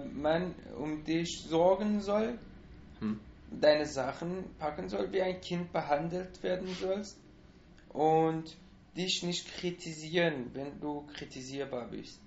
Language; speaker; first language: German; non-native, learner; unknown